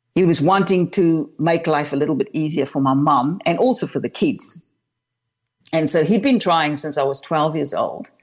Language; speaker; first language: English; native; English